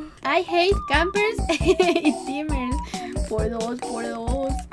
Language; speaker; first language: Spanish; native; Spanish